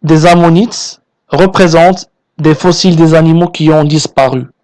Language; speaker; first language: French; non-native, local second language; Arabic